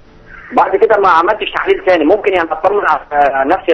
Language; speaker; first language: Arabic; native; Arabic